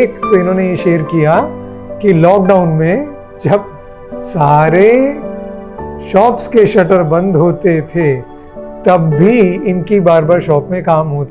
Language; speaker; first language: Hindi; native; Hindi